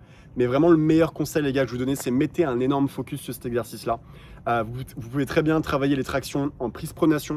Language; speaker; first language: French; native; French